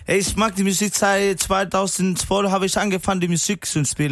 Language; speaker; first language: German; non-native, learner; Spanish